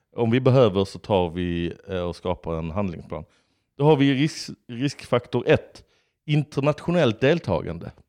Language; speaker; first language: Swedish; native; Swedish